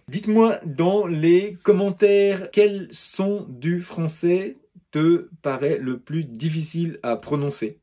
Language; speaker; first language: French; native; French